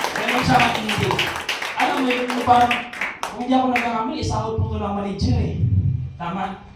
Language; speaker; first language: Filipino; non-native, local second language; Masbatenyo